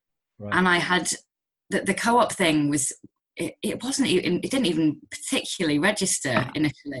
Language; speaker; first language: English; native; English